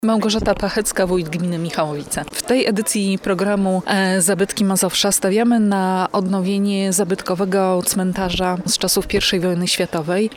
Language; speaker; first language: Polish; native; Polish